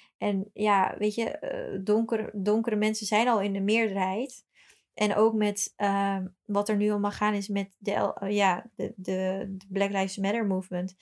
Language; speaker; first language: Dutch; early bilingual, other home language; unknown